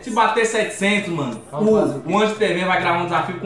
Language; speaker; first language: Portuguese; native; Portuguese